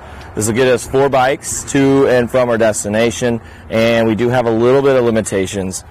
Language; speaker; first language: English; native; English